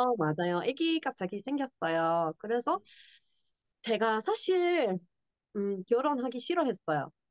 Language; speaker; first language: Korean; non-native, learner; English